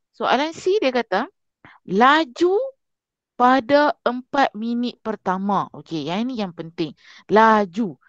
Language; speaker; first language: Malay; native; Malay